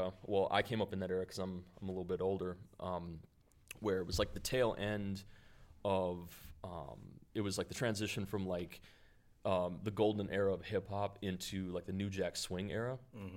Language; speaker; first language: English; native; English